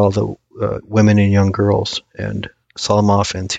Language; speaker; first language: English; early bilingual, other home language; Assyrian Neo-Aramaic